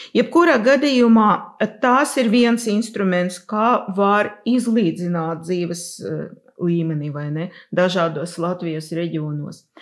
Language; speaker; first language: Latvian; non-native, local second language; Russian